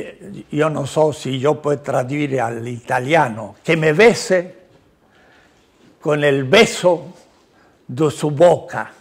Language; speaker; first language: Italian; non-native, learner; Spanish